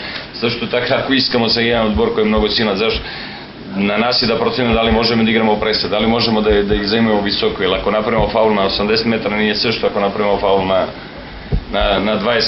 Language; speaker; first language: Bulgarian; non-native, learner; Serbian